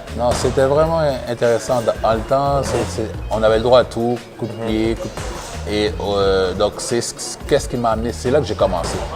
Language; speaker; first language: French; early bilingual, other home language; Haitian Creole